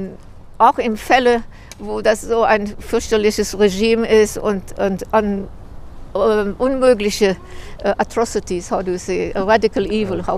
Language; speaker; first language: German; early bilingual, heritage; German